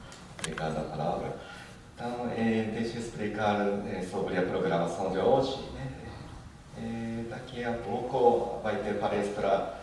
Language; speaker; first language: Portuguese; non-native, learner; Japanese